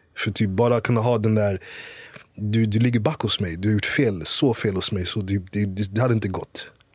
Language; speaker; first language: Swedish; early bilingual, other home language; English